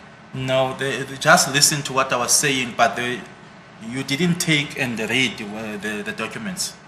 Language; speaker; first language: English; non-native, local second language; Zulu